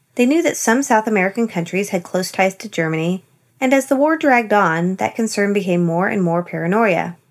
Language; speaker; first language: English; native; English